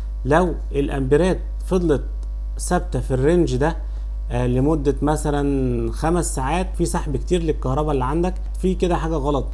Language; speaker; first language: Arabic; native; Arabic